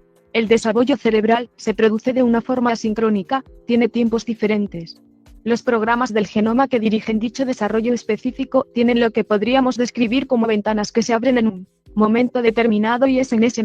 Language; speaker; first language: Spanish; native; Spanish